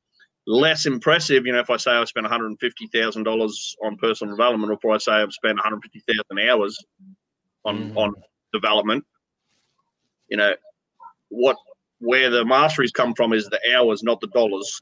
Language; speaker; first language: English; native; English